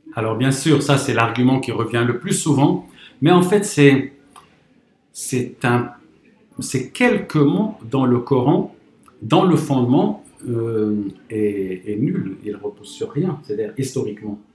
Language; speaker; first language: French; non-native, local second language; Arabic